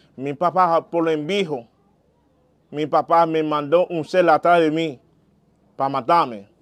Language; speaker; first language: Spanish; non-native, learner; Haitian Creole